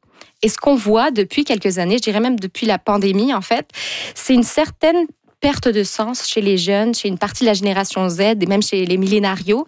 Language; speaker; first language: French; native; French